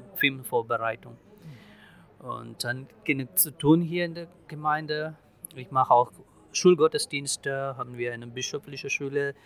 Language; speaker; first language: German; non-native, fluent; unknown